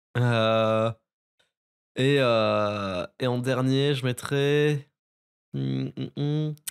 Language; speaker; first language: French; native; French